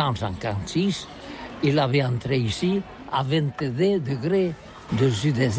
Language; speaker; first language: French; non-native, learner; Catalan